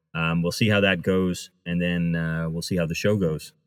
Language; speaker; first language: English; native; English